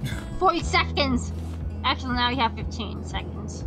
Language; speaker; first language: English; native; English